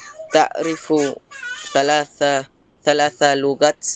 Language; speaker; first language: Arabic; non-native, learner; Filipino